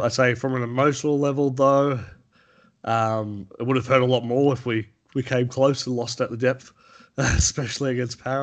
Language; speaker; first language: English; native; English